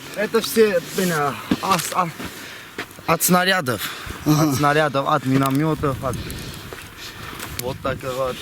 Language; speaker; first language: Russian; non-native, local second language; Armenian